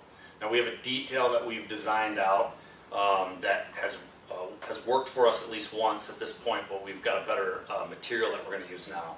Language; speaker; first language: English; native; English